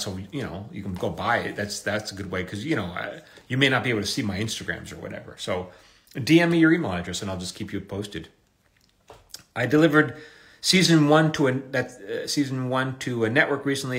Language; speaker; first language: English; native; English